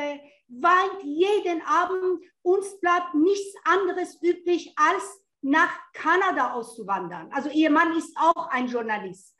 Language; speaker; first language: German; non-native, fluent; Persian